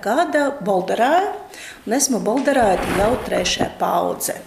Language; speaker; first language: Latvian; non-native, local second language; Russian